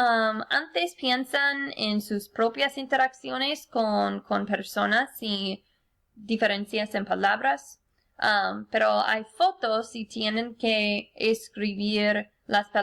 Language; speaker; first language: Spanish; non-native, fluent; English